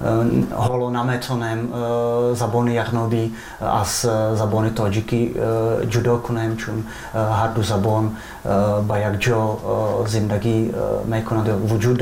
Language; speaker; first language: Persian; non-native, fluent; Czech